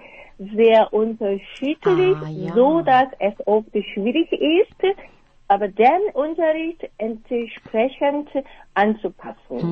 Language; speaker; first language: German; non-native, fluent; Korean